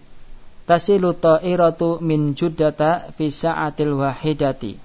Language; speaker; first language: Arabic; non-native, fluent; Indonesian